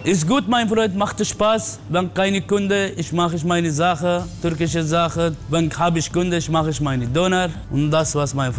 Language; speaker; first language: German; non-native, learner; Turkish